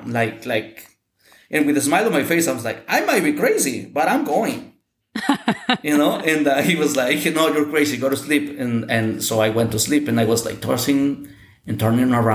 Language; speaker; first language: English; non-native, fluent; Spanish